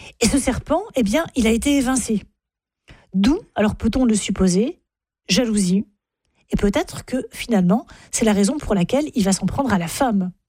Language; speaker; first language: French; native; French